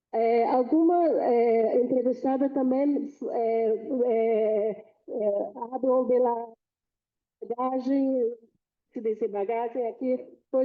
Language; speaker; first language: Portuguese; non-native, fluent; Spanish